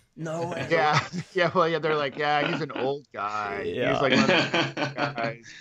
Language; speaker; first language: English; native; English